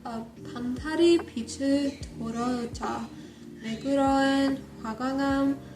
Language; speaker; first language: Korean; non-native, learner; English